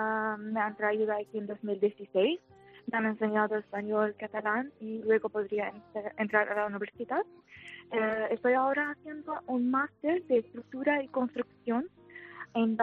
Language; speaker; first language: Spanish; non-native, fluent; Arabic